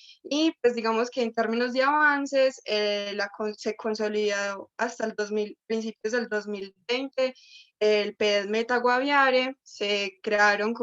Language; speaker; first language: Spanish; native; Spanish